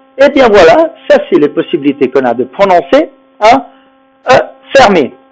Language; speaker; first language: French; non-native, fluent; Spanish